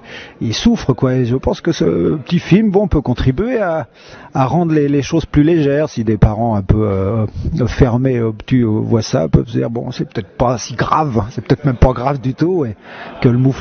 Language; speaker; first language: French; native; French